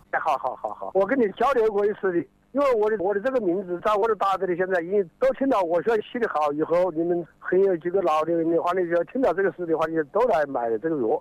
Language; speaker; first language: Chinese; native; Chinese